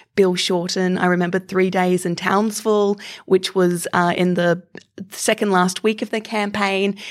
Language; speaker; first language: English; native; English